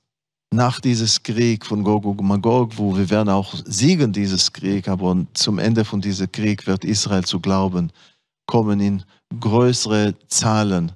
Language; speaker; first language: German; non-native, fluent; Hebrew